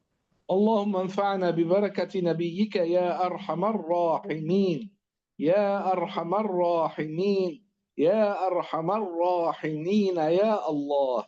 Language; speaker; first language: Arabic; native; Arabic